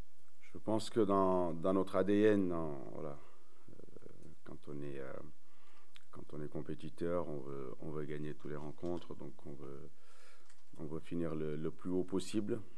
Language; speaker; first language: French; native; French